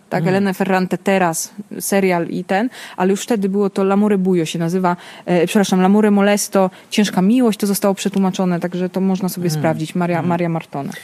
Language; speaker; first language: Polish; early bilingual, other home language; Italian